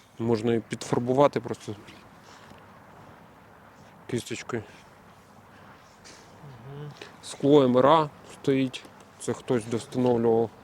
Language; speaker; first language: Ukrainian; native; Ukrainian